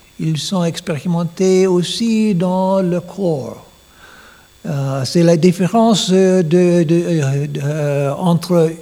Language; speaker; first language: French; non-native, learner; English